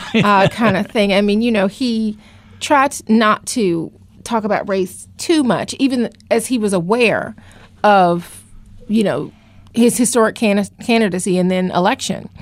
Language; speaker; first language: English; native; English